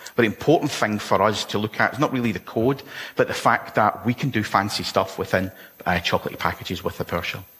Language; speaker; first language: English; native; English